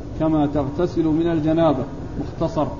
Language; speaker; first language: Arabic; native; Arabic